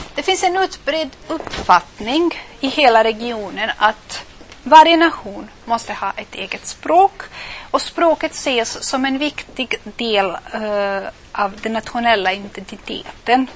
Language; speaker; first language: Swedish; non-native, fluent; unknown